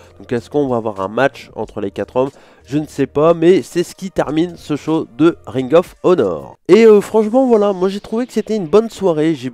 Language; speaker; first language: French; native; French